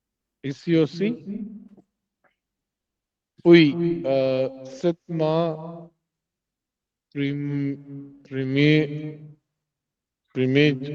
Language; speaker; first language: French; non-native, learner; Hindi